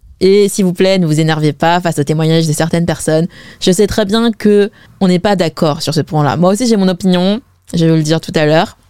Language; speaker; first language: French; early bilingual, other home language; Wu Chinese